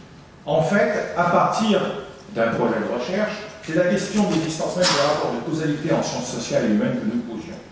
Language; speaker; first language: French; native; French